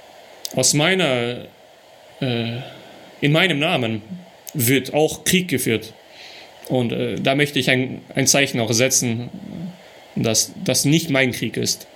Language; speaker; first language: German; early bilingual, other home language; Russian